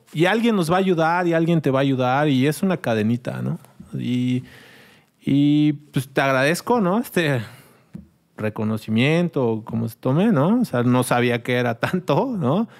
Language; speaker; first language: Spanish; native; Spanish